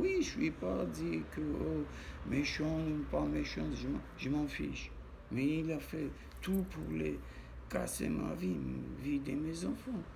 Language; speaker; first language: French; non-native, learner; Armenian